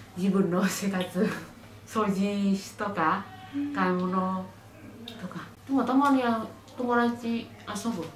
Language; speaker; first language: Japanese; non-native, learner; Vietnamese